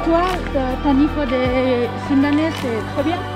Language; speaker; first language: French; non-native, learner; Indonesian